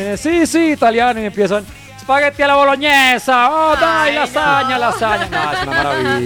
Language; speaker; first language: Spanish; native; Spanish